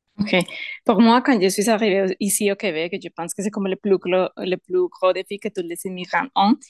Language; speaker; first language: French; non-native, learner; Spanish